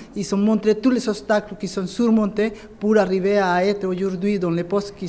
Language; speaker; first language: French; non-native, fluent; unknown